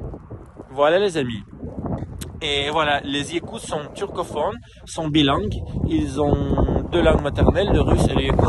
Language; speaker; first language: French; non-native, fluent; Russian